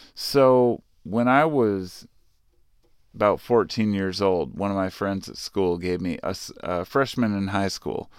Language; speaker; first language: English; native; English